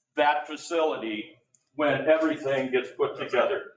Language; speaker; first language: English; native; English